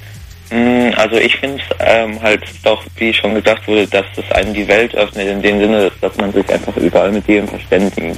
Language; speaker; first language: German; native; German